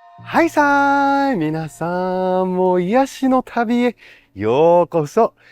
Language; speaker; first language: Japanese; non-native, fluent; French